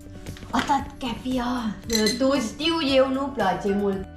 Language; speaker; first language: Romanian; non-native, learner; Sinhala